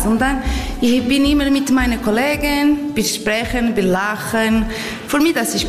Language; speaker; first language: German; non-native, learner; Portuguese